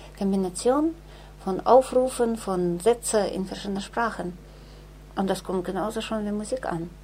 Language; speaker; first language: German; non-native, fluent; Russian